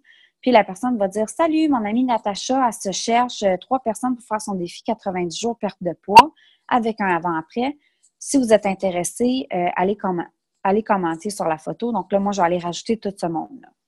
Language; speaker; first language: French; native; French